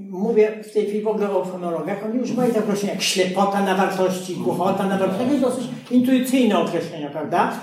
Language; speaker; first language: Polish; native; Polish